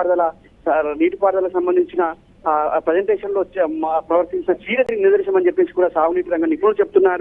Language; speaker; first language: Telugu; native; Telugu